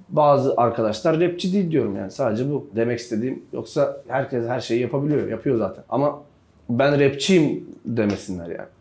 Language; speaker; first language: Turkish; native; Turkish